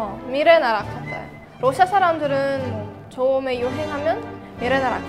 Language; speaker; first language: Korean; non-native, fluent; Russian